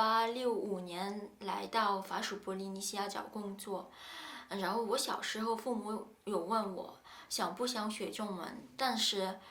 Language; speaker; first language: Chinese; non-native, fluent; French